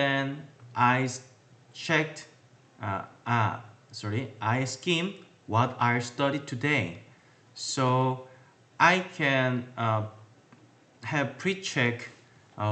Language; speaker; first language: English; non-native, learner; Korean